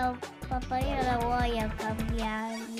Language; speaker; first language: Italian; early bilingual, heritage; Italian